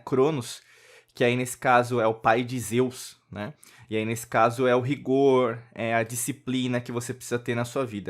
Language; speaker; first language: Portuguese; native; Portuguese